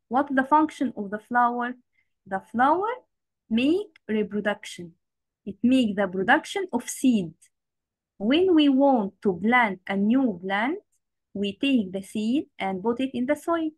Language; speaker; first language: English; non-native, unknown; Arabic